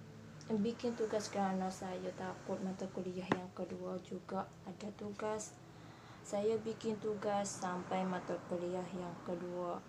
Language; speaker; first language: Indonesian; non-native, learner; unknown